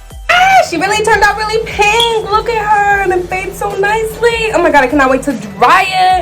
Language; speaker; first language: English; native; English